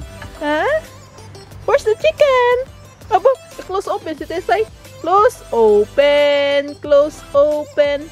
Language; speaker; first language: English; non-native, learner; Filipino